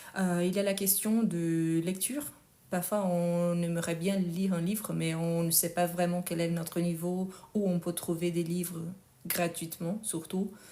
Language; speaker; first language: French; non-native, fluent; Portuguese